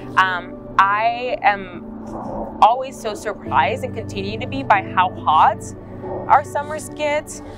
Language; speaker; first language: English; native; English